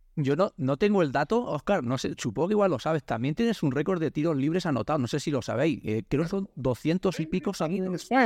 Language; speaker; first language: Spanish; native; Spanish